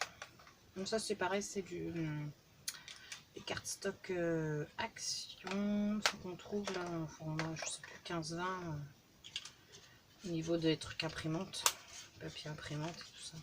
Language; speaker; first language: French; native; French